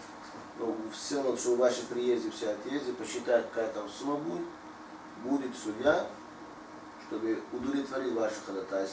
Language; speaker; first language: Russian; native; Russian